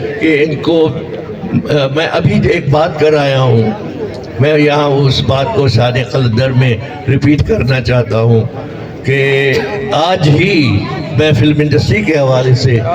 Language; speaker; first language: Urdu; non-native, local second language; Sindhi